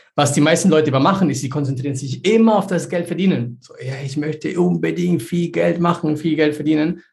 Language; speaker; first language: German; early bilingual, other home language; Spanish